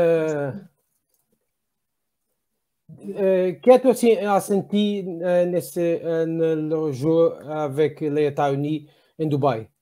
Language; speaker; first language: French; non-native, learner; Portuguese